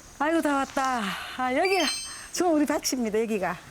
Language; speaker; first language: Korean; native; Korean